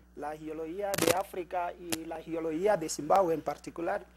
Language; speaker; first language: Spanish; non-native, fluent; Shona